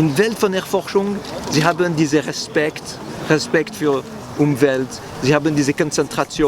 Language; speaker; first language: German; non-native, local second language; French